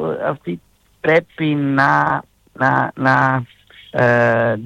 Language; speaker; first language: Greek; non-native, learner; Serbian